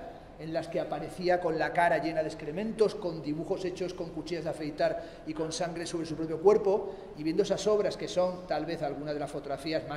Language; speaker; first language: Spanish; native; Spanish